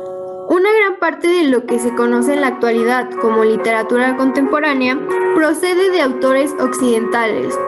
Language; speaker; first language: Spanish; native; Spanish